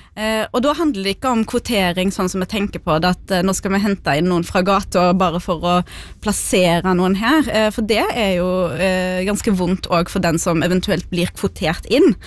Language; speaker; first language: Norwegian; early bilingual, other home language; Arabic